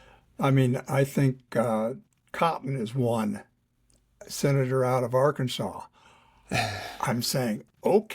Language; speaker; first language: English; native; English